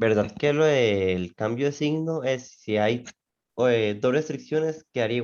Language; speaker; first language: Spanish; native; Spanish